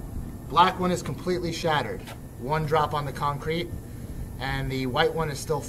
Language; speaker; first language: English; native; English